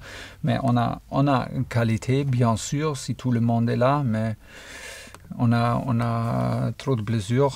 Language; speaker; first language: French; non-native, fluent; German